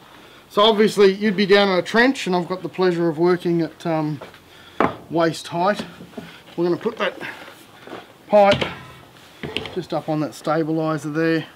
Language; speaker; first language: English; native; English